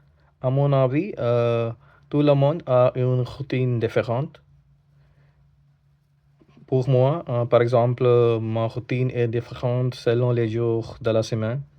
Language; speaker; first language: French; non-native, learner; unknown